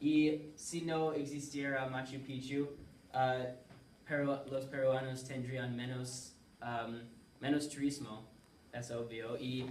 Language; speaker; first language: Spanish; non-native, learner; English